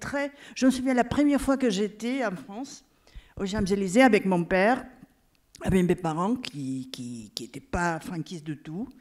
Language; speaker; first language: French; non-native, fluent; Catalan